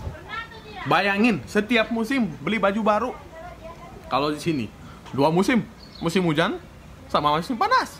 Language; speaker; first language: Indonesian; non-native, fluent; Russian